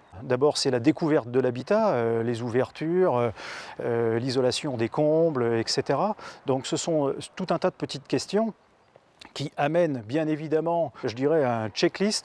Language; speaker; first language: French; native; French